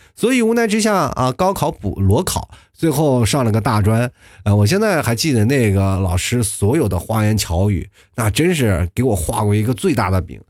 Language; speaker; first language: Chinese; native; Chinese